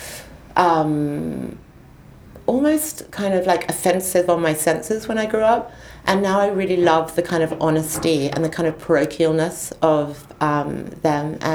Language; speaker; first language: English; native; English